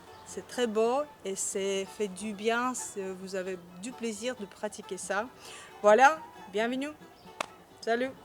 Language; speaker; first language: French; non-native, learner; Russian